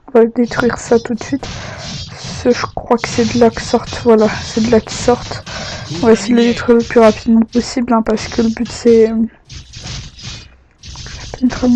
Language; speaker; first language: French; native; French